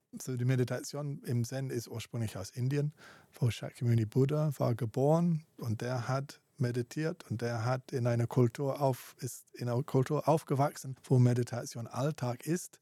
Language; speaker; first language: German; non-native, fluent; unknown